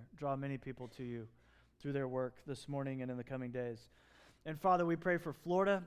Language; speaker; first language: English; native; English